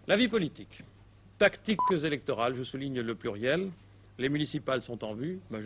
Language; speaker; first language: French; native; French